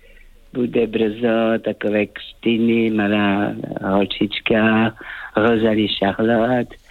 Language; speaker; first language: Czech; non-native, fluent; French